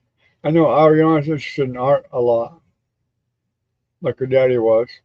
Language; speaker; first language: English; native; English